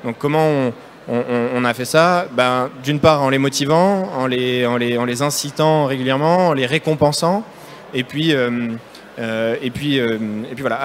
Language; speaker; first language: French; native; French